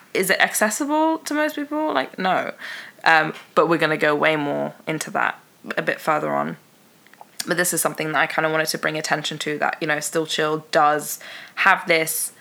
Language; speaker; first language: English; early bilingual, other home language; Persian